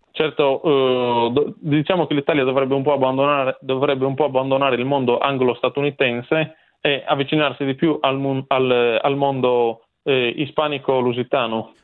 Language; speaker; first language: Italian; native; Italian